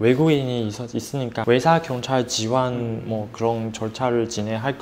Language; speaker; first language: Korean; non-native, fluent; Chinese